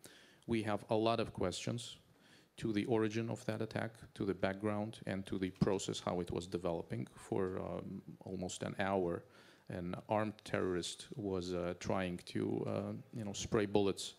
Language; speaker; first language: English; non-native, fluent; Azerbaijani